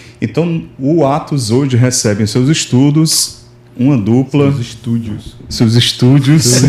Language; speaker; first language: Portuguese; native; Portuguese